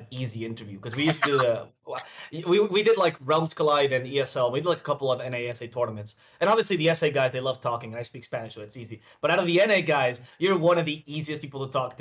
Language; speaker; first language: English; non-native, fluent; Spanish